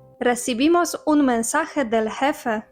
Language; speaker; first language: Spanish; non-native, fluent; Polish